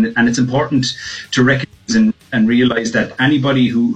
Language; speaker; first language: English; native; English